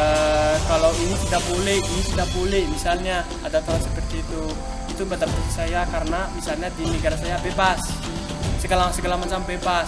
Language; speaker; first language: Indonesian; non-native, learner; Malagasy